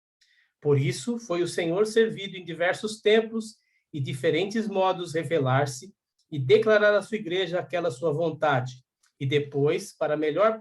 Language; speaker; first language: Portuguese; native; Portuguese